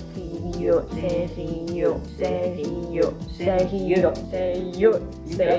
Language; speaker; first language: French; non-native, learner; Korean